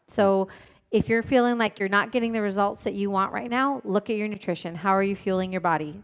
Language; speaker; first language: English; native; English